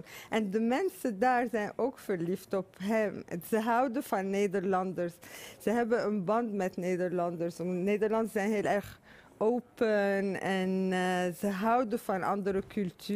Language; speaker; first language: Dutch; non-native, fluent; Arabic